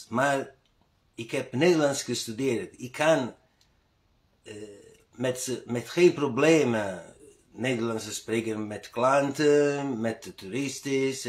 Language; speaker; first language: Dutch; non-native, learner; Italian